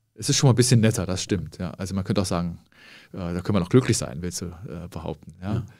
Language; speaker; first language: German; native; German